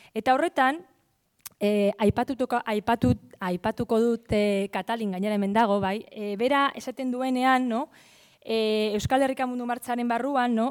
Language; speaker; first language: Basque; non-native, local second language; Spanish